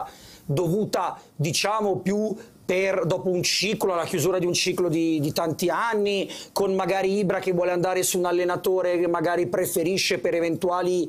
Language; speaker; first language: Italian; native; Italian